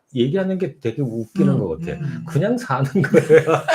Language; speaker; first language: Korean; native; Korean